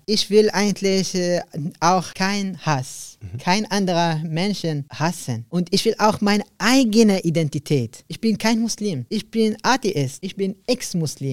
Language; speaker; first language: German; non-native, learner; Arabic